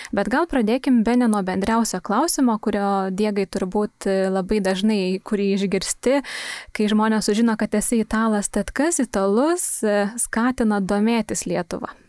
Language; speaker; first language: Lithuanian; native; Lithuanian